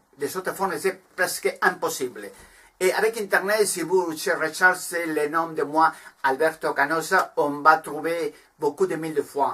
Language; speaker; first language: French; non-native, learner; Spanish